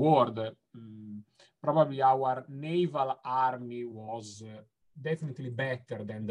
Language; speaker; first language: English; non-native, fluent; Italian